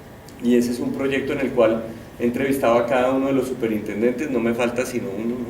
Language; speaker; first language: Spanish; native; Spanish